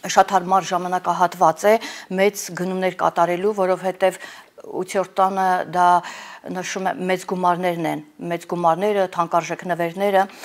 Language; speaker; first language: Armenian; native; Armenian